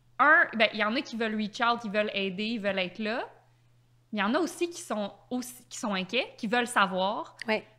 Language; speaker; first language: French; native; French